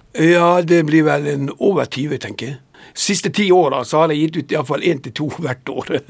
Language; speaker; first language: Norwegian; native; Norwegian